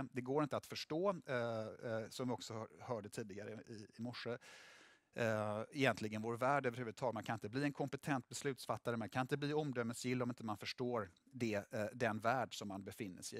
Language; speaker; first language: Swedish; native; Swedish